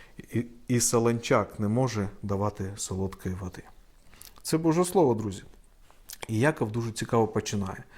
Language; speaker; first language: Ukrainian; non-native, local second language; Russian